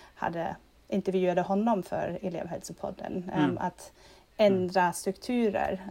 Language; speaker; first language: Swedish; non-native, fluent; German